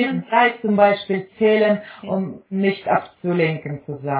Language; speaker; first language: German; non-native, fluent; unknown